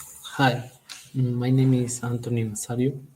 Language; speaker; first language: English; non-native, learner; Spanish